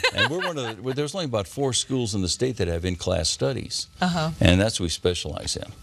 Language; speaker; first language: English; native; English